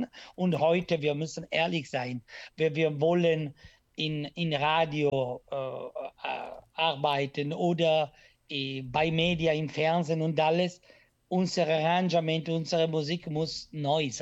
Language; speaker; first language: German; non-native, learner; Italian